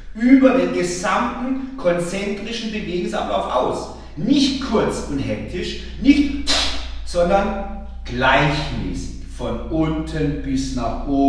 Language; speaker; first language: German; native; German